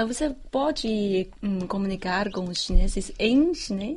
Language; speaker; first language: Portuguese; non-native, fluent; Chinese